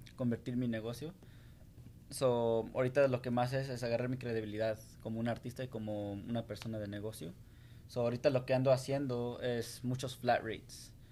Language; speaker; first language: Spanish; early bilingual, heritage; Spanish